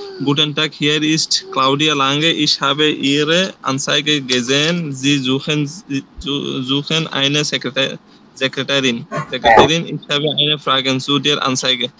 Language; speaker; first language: German; non-native, learner; Bangla